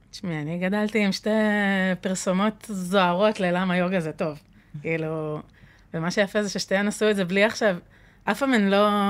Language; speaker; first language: Hebrew; native; Hebrew